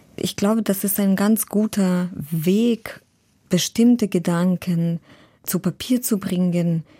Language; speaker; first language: German; non-native, fluent; Ukrainian